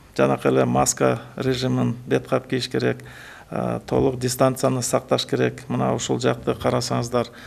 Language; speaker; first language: Kyrgyz; native; Kyrgyz